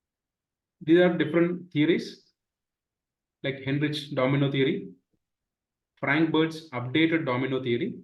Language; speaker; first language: English; non-native, local second language; Telugu